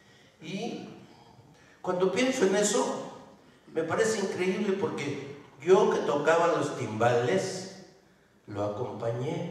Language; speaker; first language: Spanish; native; Spanish